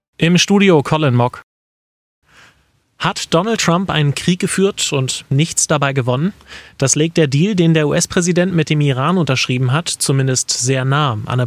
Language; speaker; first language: German; native; German